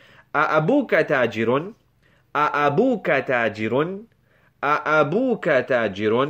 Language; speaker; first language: Arabic; non-native, fluent; English